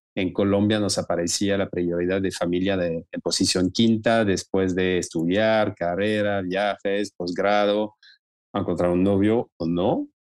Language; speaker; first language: Spanish; non-native, fluent; French